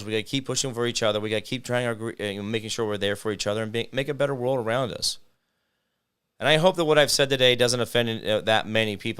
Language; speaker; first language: English; native; English